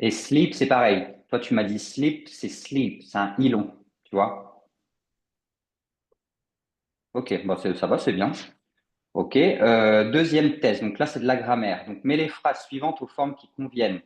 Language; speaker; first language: French; native; French